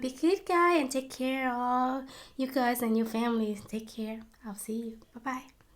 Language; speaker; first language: English; non-native, learner; Thai